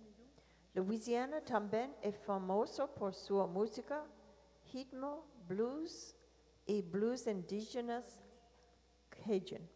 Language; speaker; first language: Portuguese; non-native, learner; English